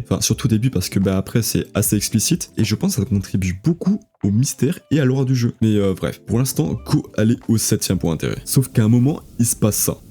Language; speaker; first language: French; native; French